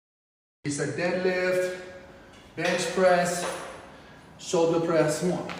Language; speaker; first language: Indonesian; non-native, fluent; English